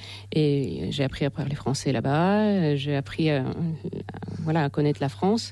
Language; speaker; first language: French; non-native, fluent; Russian